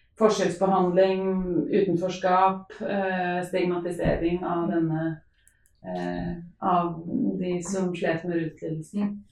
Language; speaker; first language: Norwegian; native; Norwegian